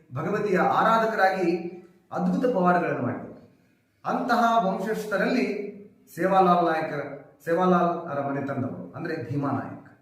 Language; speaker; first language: Kannada; non-native, local second language; Lambadi